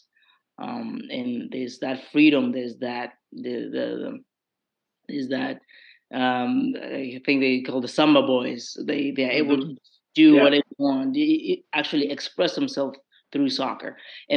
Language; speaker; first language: English; non-native, local second language; Southern Sotho